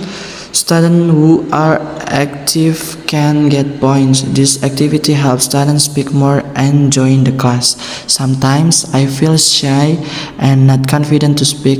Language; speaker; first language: English; non-native, learner; Indonesian